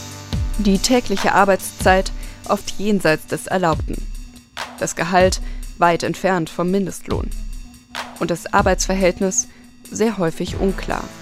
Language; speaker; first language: German; native; German